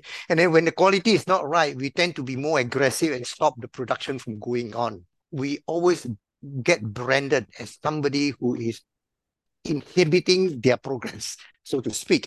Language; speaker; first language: English; non-native, local second language; Min Nan Chinese